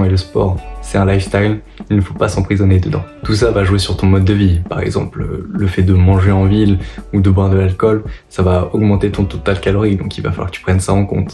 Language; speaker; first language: French; native; French